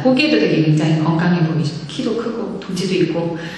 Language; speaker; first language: Korean; native; Korean